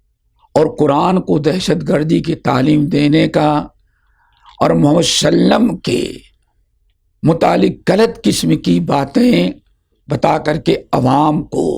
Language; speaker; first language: Urdu; native; Urdu